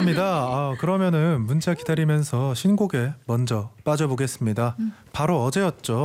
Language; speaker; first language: Korean; native; Korean